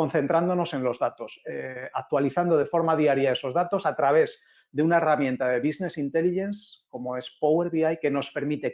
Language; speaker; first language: Spanish; native; Spanish